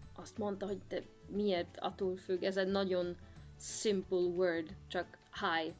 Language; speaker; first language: Hungarian; non-native, fluent; Swedish